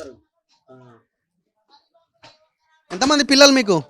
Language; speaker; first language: Telugu; native; Telugu